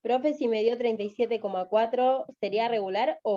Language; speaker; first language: Spanish; native; Spanish